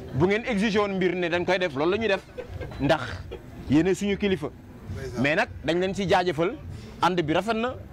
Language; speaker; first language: Wolof; native; Wolof